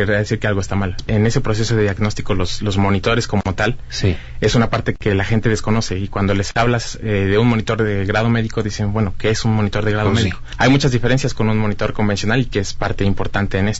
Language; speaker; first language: Spanish; native; Spanish